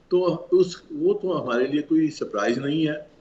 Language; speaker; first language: Urdu; native; Urdu